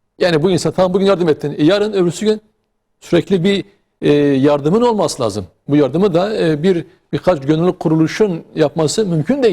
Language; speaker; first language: Turkish; native; Turkish